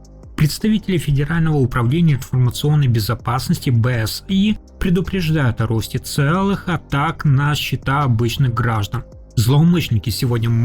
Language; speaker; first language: Russian; native; Russian